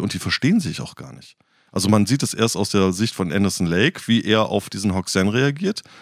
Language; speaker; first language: German; native; German